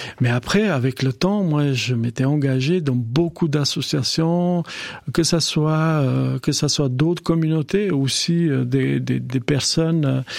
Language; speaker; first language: French; non-native, fluent; Albanian